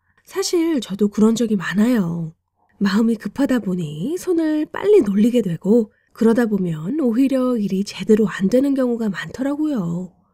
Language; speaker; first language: Korean; early bilingual, heritage; Korean